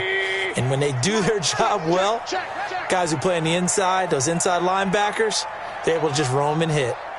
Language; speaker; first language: English; native; English